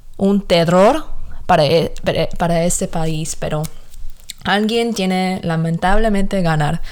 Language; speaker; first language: Spanish; early bilingual, heritage; Spanish